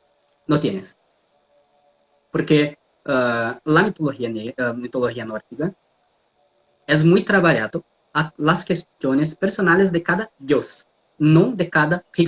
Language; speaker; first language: Spanish; non-native, learner; Portuguese